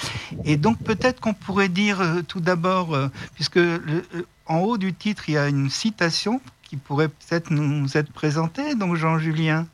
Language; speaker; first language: French; native; French